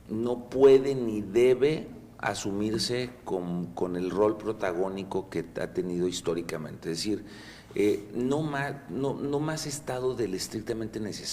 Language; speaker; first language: Spanish; native; Spanish